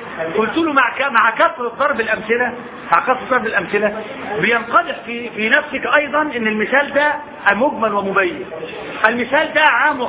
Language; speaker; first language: Arabic; native; Arabic